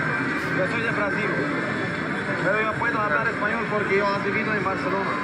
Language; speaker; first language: Spanish; non-native, learner; Portuguese